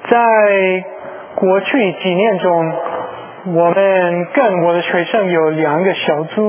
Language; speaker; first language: Chinese; non-native, learner; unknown